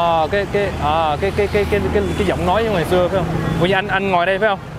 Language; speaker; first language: Vietnamese; early bilingual, heritage; Vietnamese